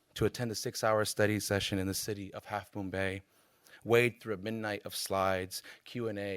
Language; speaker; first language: English; native; English